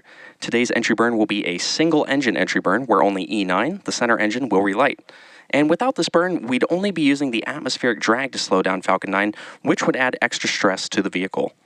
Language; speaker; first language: English; native; English